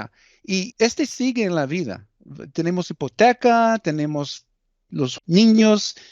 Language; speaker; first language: Spanish; early bilingual, heritage; Spanish